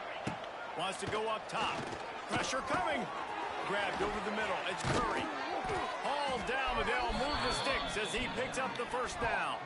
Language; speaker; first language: English; native; English